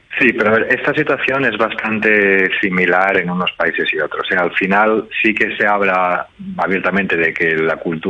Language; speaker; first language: Spanish; native; Spanish